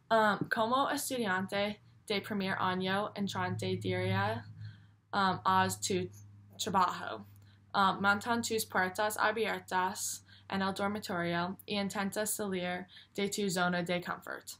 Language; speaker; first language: Spanish; non-native, learner; English